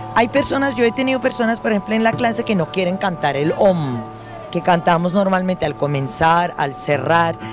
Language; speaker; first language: Spanish; non-native, fluent; Dutch